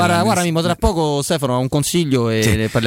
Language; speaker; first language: Italian; native; Italian